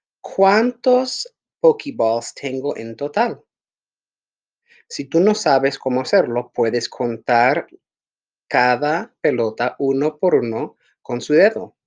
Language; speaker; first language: Spanish; non-native, fluent; English